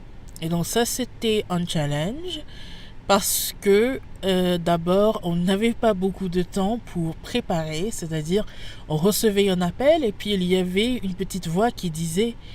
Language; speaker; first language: French; non-native, fluent; English